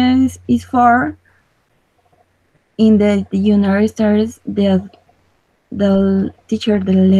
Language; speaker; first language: English; non-native, learner; Spanish